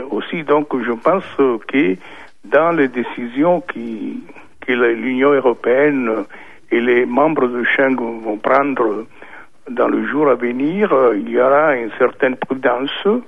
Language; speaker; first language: French; non-native, fluent; Italian